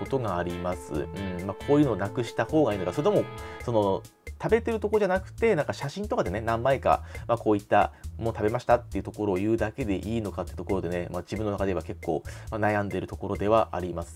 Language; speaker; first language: Japanese; native; Japanese